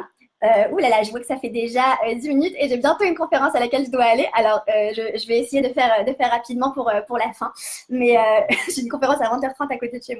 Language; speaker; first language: French; native; French